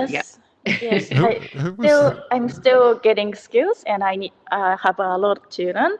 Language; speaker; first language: English; non-native, learner; Japanese